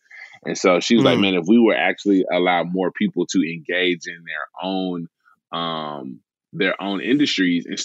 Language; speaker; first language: English; native; English